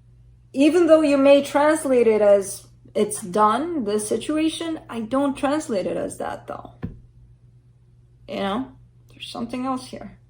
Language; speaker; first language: English; native; English